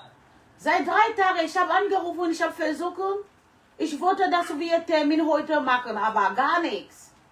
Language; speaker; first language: German; non-native, learner; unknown